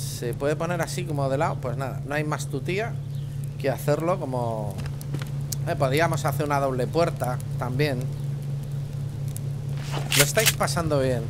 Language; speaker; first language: Spanish; native; Spanish